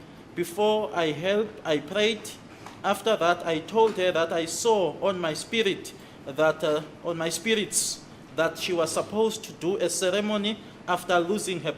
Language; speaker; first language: English; non-native, local second language; Zulu